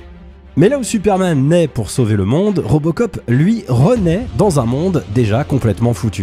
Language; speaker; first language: French; native; French